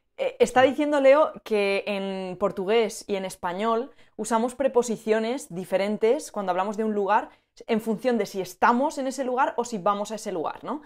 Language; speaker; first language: Spanish; native; Spanish